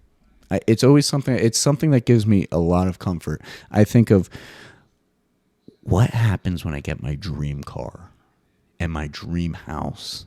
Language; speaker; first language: English; native; English